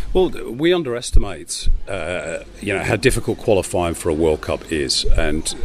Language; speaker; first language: English; native; English